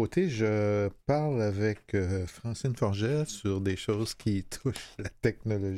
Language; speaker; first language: French; native; French